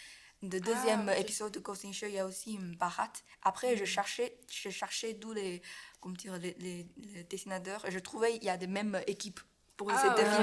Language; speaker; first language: French; non-native, learner; Chinese